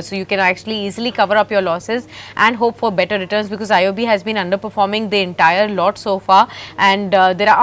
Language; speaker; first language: English; non-native, local second language; Hindi